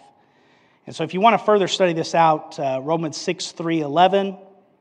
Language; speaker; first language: English; native; English